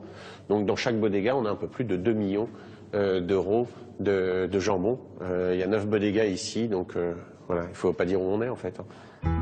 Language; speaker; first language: French; native; French